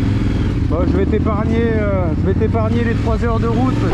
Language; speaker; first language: French; native; French